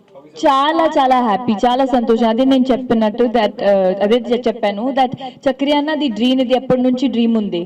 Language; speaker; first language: Telugu; non-native, local second language; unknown